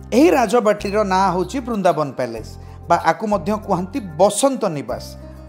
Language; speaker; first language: Hindi; non-native, local second language; Odia